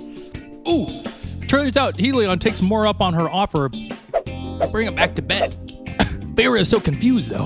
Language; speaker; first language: English; native; English